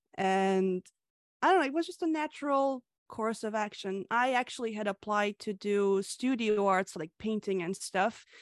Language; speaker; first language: English; early bilingual, other home language; Hungarian